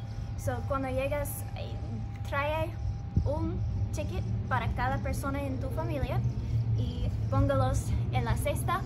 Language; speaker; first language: Spanish; non-native, learner; English